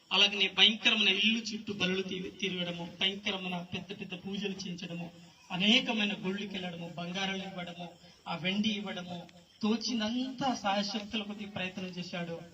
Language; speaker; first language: Telugu; non-native, local second language; Lambadi